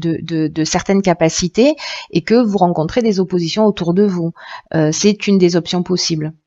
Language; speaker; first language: French; native; French